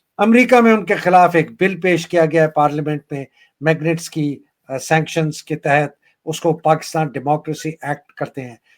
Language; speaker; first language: Urdu; native; Urdu